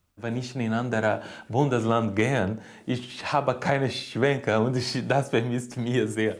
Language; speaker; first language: German; non-native, learner; Portuguese